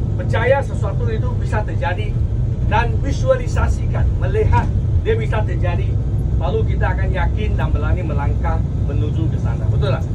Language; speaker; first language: Malay; non-native, local second language; Chinese